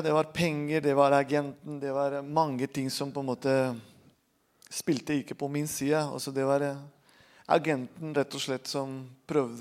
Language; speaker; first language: Norwegian; non-native, fluent; Spanish